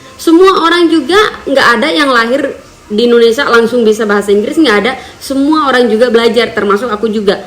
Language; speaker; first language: Indonesian; non-native, local second language; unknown